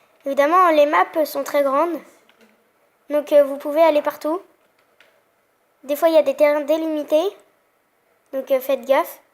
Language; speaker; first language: French; native; French